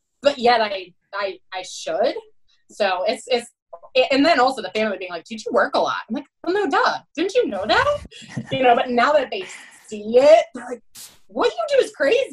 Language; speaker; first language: English; native; English